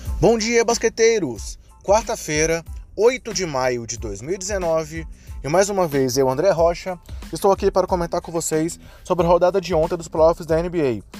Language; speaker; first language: Portuguese; native; Portuguese